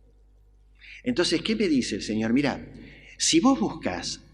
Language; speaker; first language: Spanish; native; Spanish